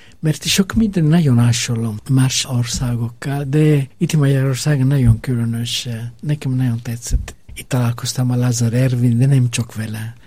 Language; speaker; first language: Hungarian; non-native, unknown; Italian